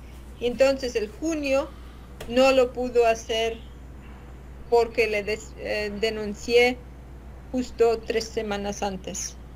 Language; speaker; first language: Spanish; non-native, fluent; Latvian